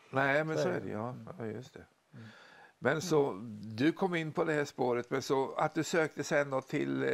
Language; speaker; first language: Swedish; native; Swedish